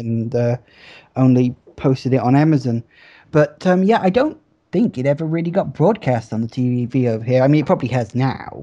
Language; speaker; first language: English; native; English